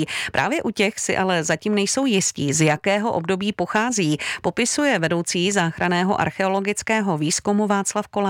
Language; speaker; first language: Czech; native; Czech